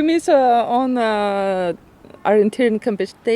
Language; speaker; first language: English; non-native, learner; Russian